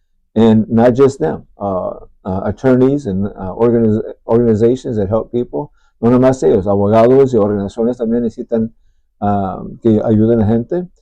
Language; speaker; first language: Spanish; early bilingual, heritage; Spanish